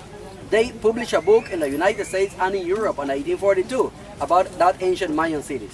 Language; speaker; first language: English; non-native, fluent; Spanish